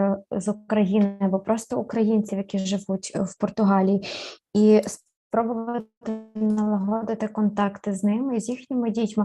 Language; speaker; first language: Ukrainian; native; Ukrainian